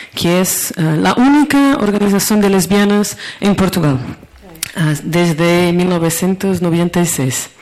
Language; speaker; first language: Spanish; non-native, learner; Portuguese